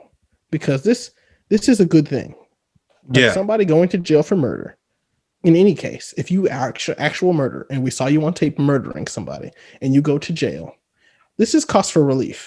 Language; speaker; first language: English; native; English